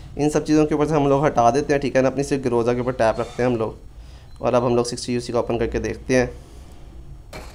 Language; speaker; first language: Hindi; native; Hindi